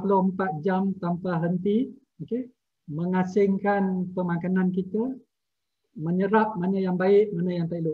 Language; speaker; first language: Malay; native; Malay